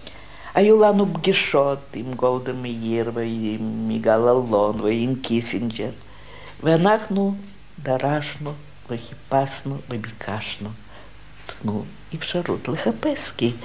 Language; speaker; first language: Hebrew; non-native, fluent; Russian